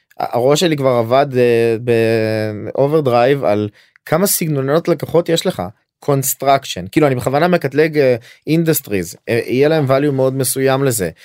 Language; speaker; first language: Hebrew; native; Hebrew